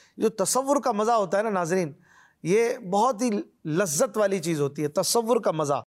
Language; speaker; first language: Urdu; native; Urdu